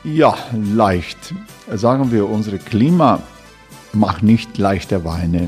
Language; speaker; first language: German; non-native, learner; Croatian